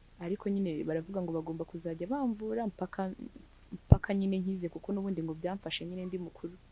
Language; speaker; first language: Kinyarwanda; native; Kinyarwanda